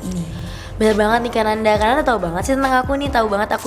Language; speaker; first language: Indonesian; native; Indonesian